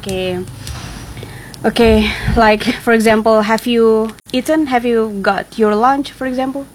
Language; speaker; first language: English; non-native, fluent; Indonesian